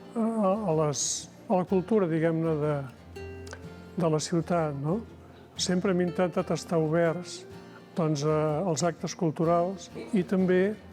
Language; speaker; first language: Catalan; native; Catalan